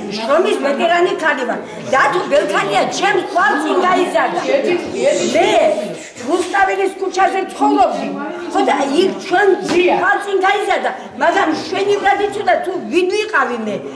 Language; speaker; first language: Georgian; native; Georgian